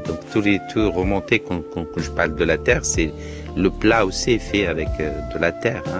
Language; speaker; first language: French; non-native, local second language; Arabic